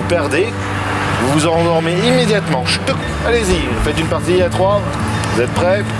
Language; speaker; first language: French; native; French